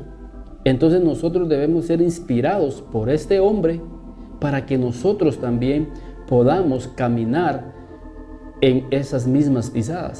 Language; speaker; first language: Spanish; native; Spanish